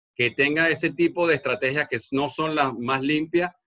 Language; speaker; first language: Spanish; native; Spanish